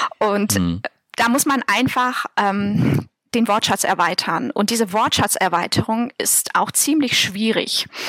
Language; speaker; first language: German; non-native, fluent; Russian